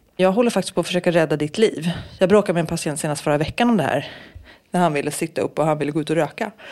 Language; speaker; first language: Swedish; native; Swedish